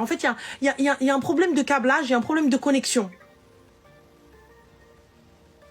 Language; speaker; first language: French; native; French